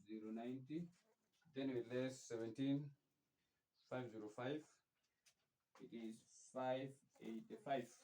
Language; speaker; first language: English; non-native, local second language; Swahili